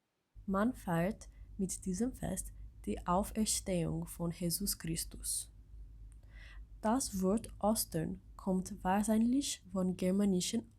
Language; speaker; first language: German; non-native, learner; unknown